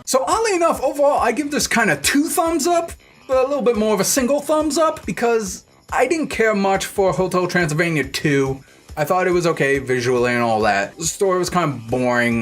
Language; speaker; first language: English; native; English